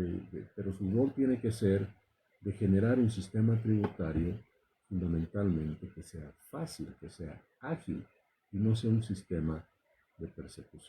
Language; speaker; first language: Spanish; native; Spanish